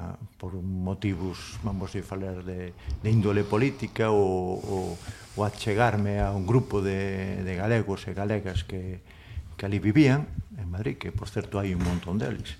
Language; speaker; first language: Galician; non-native, local second language; Spanish